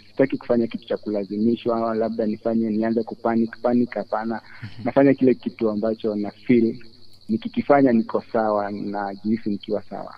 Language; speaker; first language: Swahili; non-native, local second language; Luyia